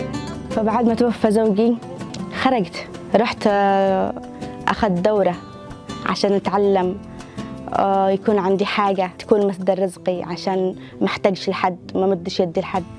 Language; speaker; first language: Arabic; native; Arabic